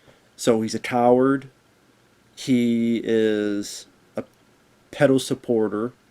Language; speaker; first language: English; native; English